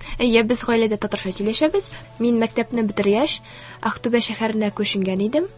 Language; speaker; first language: Tatar; early bilingual, heritage; Tatar